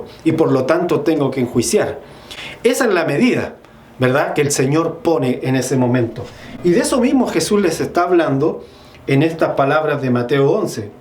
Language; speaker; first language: Spanish; native; Spanish